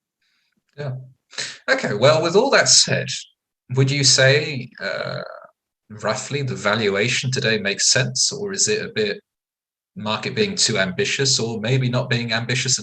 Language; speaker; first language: English; native; English